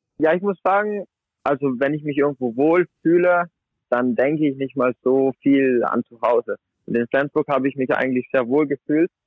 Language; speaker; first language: German; native; German